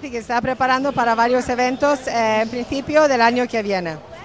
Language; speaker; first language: Spanish; native; Spanish